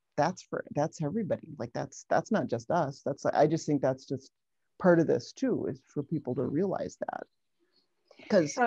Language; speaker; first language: English; native; English